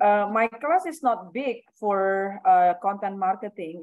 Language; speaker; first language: English; non-native, fluent; Indonesian